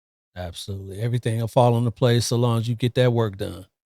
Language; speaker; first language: English; native; English